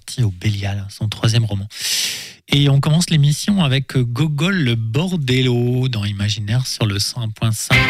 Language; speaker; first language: French; native; French